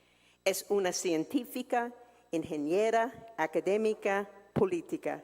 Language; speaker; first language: Spanish; non-native, fluent; English